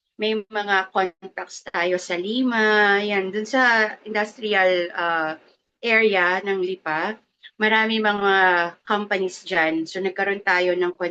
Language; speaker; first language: Filipino; native; Filipino